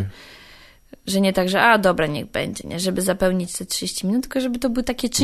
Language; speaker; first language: Polish; native; Polish